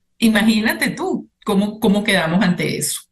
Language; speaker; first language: Spanish; native; Spanish